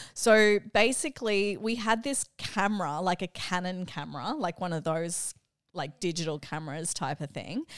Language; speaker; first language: English; early bilingual, other home language; Filipino